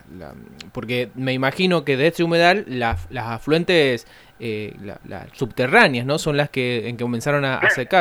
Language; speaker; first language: Spanish; native; Spanish